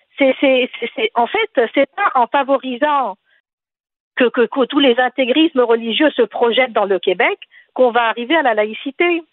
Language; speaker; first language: French; non-native, local second language; Arabic